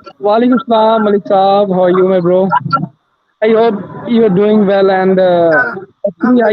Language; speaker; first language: English; non-native, fluent; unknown